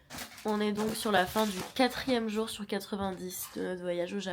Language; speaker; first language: French; native; French